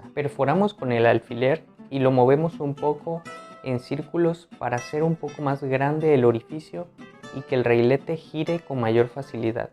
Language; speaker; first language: Spanish; native; Spanish